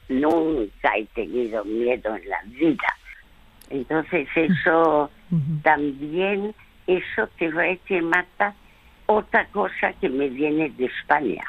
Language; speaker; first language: Spanish; early bilingual, other home language; French